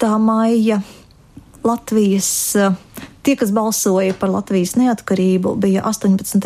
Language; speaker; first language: Latvian; native; Latvian